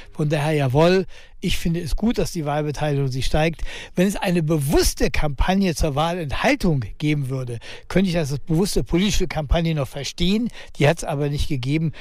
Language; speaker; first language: German; native; German